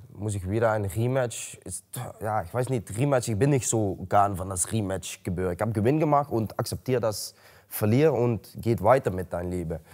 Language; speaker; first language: German; non-native, learner; Dutch